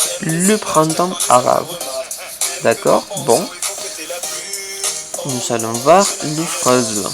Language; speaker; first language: French; non-native, fluent; Spanish